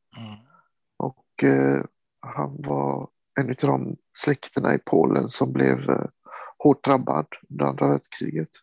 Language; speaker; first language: Swedish; early bilingual, other home language; Romany